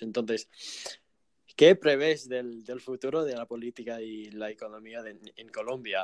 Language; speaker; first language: Spanish; non-native, fluent; English